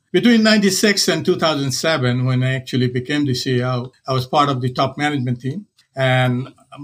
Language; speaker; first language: English; non-native, local second language; Hindi